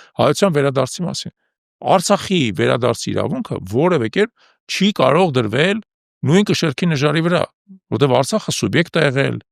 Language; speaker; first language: Armenian; native; Armenian